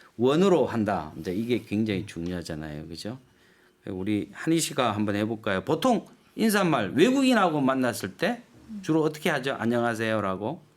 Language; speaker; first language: Korean; native; Korean